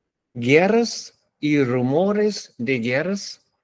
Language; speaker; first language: Spanish; non-native, learner; English